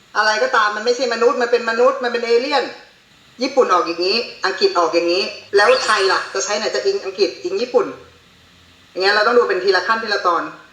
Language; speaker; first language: Thai; native; Thai